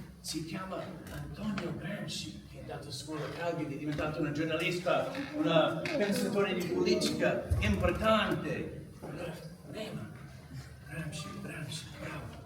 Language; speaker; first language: Italian; non-native, learner; English